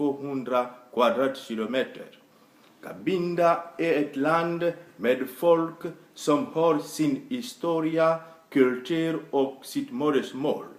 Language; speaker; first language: Swedish; non-native, fluent; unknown